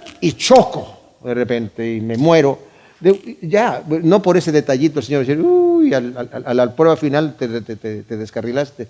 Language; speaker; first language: Spanish; native; Spanish